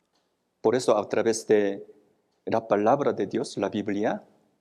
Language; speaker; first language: Spanish; non-native, fluent; Korean